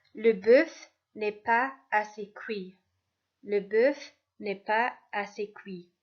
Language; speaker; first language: French; non-native, fluent; English